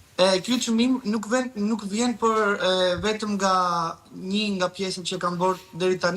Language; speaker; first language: Albanian; early bilingual, heritage; Albanian